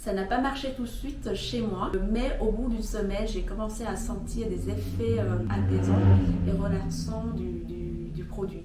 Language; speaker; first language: French; non-native, fluent; Vietnamese